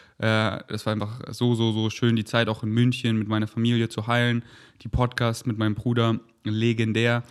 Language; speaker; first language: German; native; German